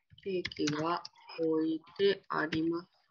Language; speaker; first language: Japanese; non-native, fluent; Vietnamese